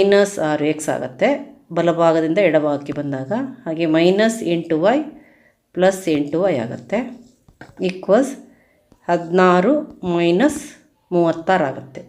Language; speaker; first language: Kannada; native; Kannada